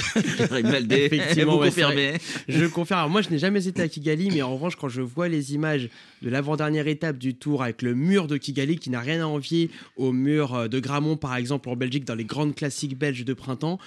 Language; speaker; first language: French; native; French